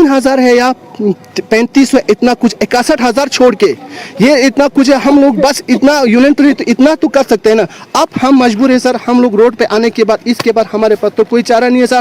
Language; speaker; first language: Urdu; non-native, local second language; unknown